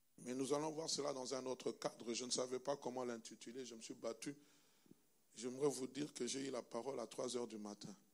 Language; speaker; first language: French; non-native, local second language; Lingala